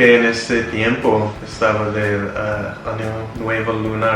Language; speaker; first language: Spanish; non-native, fluent; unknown